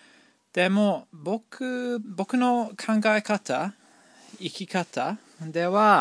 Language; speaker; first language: Japanese; non-native, fluent; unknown